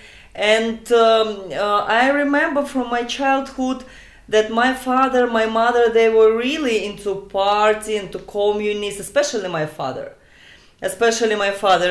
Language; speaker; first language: English; non-native, learner; Russian